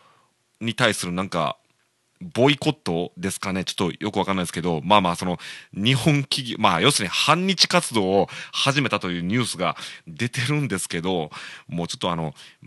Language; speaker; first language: Japanese; native; Japanese